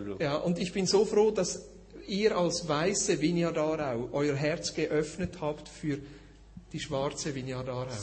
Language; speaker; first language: German; non-native, learner; Tigrinya